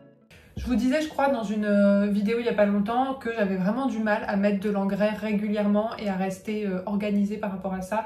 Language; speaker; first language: French; native; French